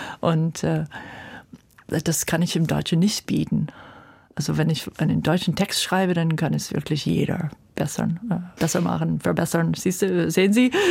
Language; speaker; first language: German; non-native, fluent; English